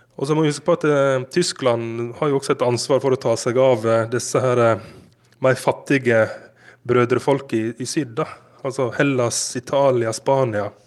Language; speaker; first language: Norwegian; native; Norwegian